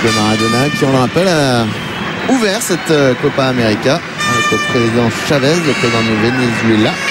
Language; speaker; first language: French; native; French